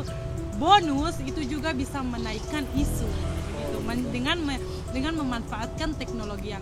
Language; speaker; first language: Indonesian; native; Indonesian